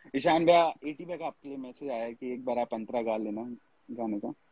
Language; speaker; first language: Hindi; native; Hindi